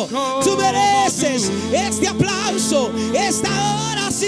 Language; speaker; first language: Spanish; native; Spanish